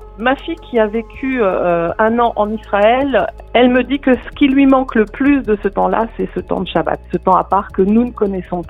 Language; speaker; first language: French; native; French